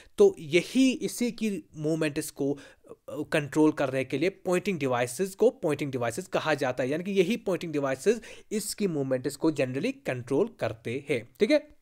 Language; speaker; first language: Hindi; non-native, local second language; Kashmiri